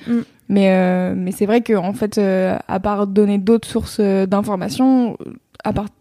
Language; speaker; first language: French; native; French